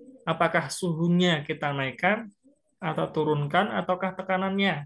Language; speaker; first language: Indonesian; native; Indonesian